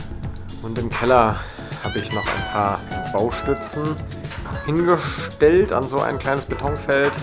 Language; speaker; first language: German; native; German